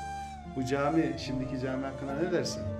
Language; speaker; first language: Turkish; early bilingual, heritage; Turkish